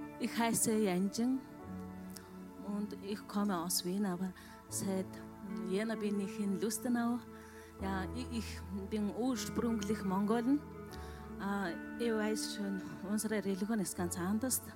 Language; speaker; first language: German; non-native, learner; Mongolian